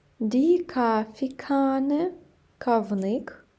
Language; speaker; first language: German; non-native, fluent; Ukrainian